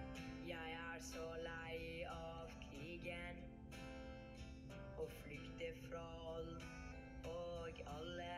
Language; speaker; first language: Norwegian; non-native, learner; Arabic